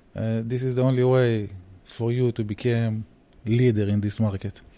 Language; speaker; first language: English; early bilingual, heritage; Hebrew